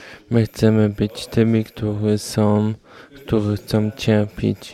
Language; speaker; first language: Polish; non-native, learner; German